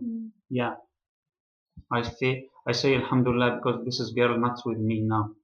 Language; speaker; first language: English; non-native, learner; Arabic